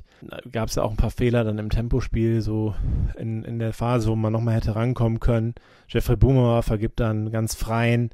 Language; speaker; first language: German; native; German